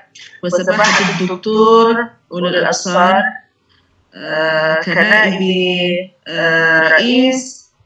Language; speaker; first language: Arabic; non-native, fluent; Indonesian